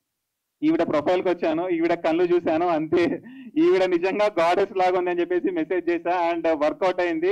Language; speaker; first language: Telugu; native; Telugu